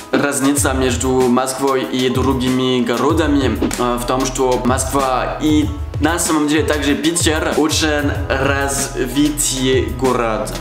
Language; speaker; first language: Russian; non-native, learner; French